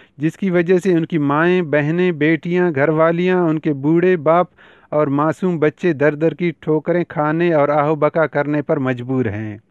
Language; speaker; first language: Urdu; non-native, local second language; Baluchi